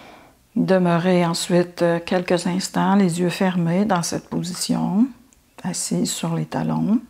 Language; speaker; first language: French; native; French